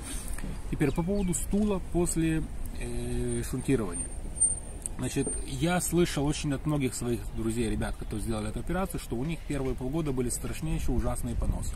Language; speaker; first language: Russian; native; Russian